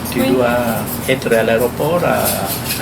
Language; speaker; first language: French; non-native, fluent; Spanish